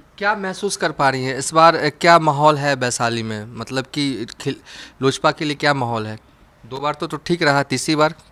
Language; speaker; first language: Hindi; native; Hindi